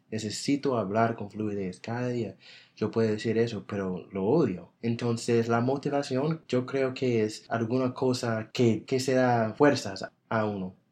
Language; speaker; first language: Spanish; non-native, fluent; English